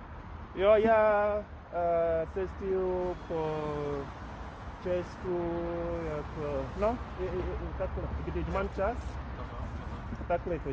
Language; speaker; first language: Czech; non-native, learner; English